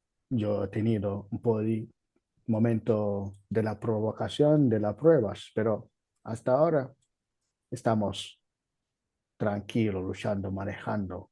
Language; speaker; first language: Spanish; non-native, learner; Igbo